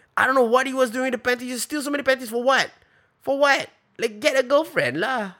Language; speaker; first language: English; native; English